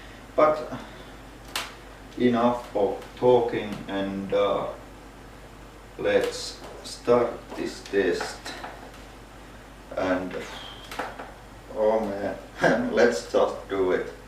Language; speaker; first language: English; non-native, fluent; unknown